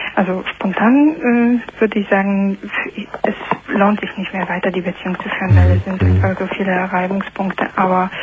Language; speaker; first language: German; non-native, fluent; Polish